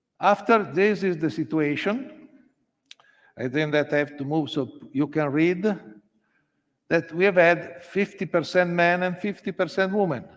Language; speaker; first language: English; non-native, learner; Italian